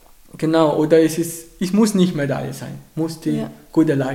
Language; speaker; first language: German; non-native, learner; Arabic